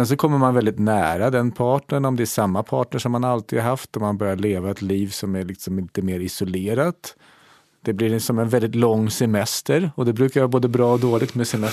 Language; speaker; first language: Swedish; native; Swedish